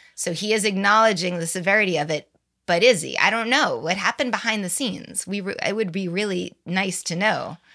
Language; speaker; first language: English; native; English